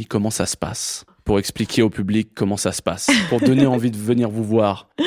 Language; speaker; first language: French; native; French